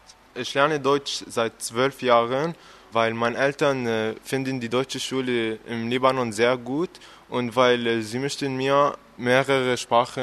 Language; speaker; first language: German; non-native, learner; Arabic